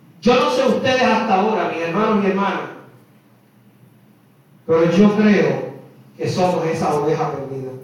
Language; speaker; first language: Spanish; native; Spanish